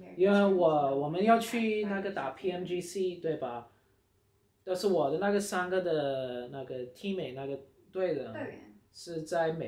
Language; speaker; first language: Chinese; early bilingual, heritage; Chinese